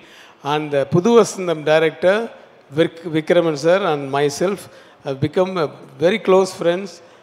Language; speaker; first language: Telugu; non-native, learner; Tamil